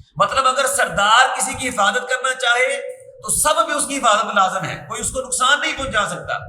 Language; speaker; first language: Urdu; non-native, local second language; Punjabi